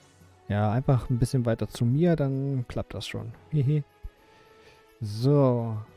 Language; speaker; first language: German; native; German